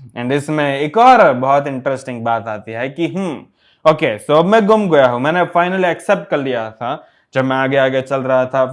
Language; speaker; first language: Hindi; non-native, local second language; Gujarati